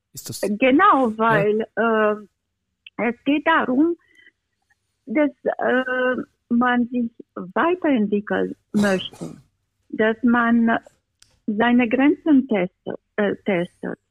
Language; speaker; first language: German; non-native, fluent; Romanian